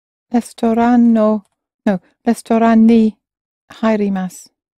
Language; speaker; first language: Japanese; non-native, learner; English